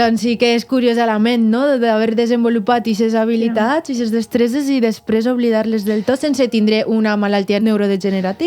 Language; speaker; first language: Catalan; native; Catalan